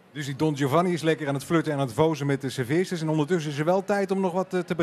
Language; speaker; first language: Dutch; native; Dutch